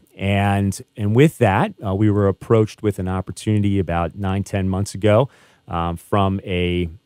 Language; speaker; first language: English; native; English